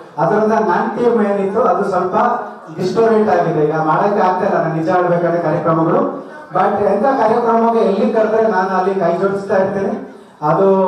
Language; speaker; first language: Kannada; non-native, local second language; Telugu